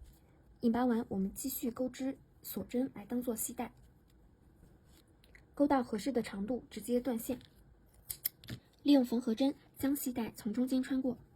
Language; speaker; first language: Chinese; native; Chinese